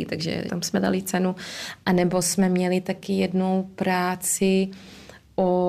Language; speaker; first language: Czech; early bilingual, heritage; Czech